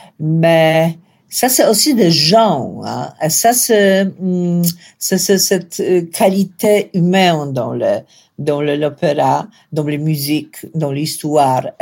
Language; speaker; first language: French; non-native, learner; Polish